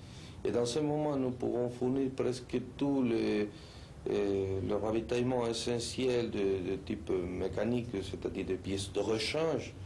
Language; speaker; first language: French; non-native, fluent; Spanish